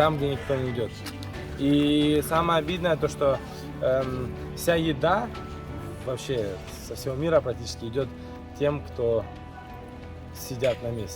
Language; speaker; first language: Russian; native; Russian